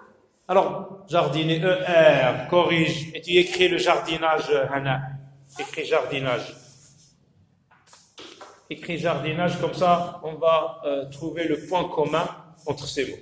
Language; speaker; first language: French; non-native, local second language; Arabic